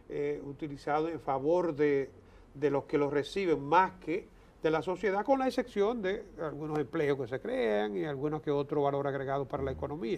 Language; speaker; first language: Spanish; native; Spanish